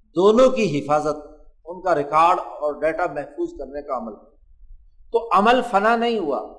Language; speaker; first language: Urdu; non-native, local second language; Punjabi